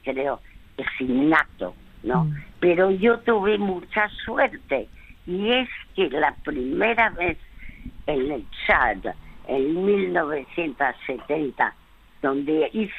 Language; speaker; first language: Spanish; early bilingual, other home language; French